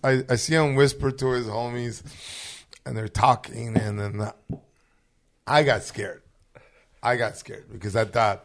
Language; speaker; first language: English; early bilingual, other home language; Spanish